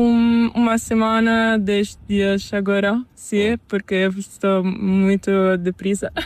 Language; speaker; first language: Spanish; non-native, learner; Italian